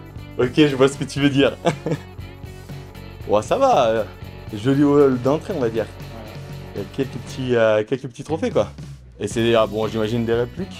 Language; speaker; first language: French; native; French